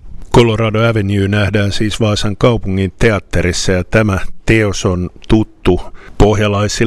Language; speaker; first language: Finnish; native; Finnish